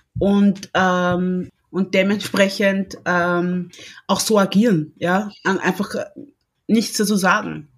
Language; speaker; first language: German; early bilingual, other home language; Lingala